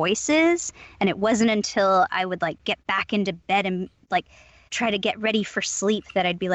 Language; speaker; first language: English; native; English